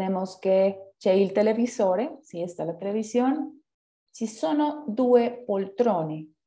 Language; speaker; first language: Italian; non-native, fluent; Spanish